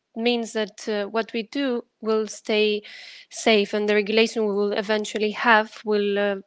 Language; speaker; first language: English; non-native, fluent; Greek